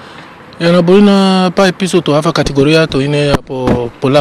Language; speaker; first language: Greek; non-native, learner; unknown